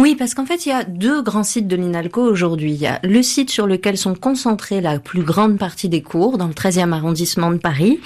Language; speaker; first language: French; native; French